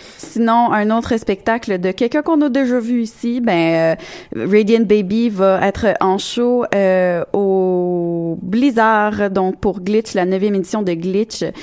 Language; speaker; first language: French; native; French